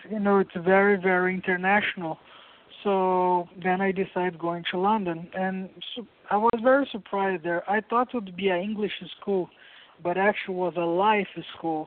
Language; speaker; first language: English; non-native, fluent; Portuguese